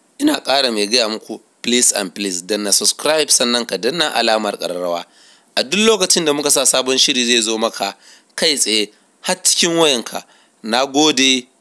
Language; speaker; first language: Hausa; non-native, local second language; Fula